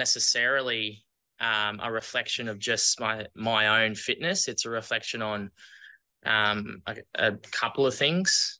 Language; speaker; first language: English; native; English